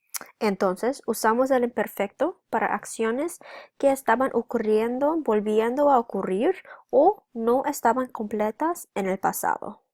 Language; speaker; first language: Spanish; non-native, fluent; English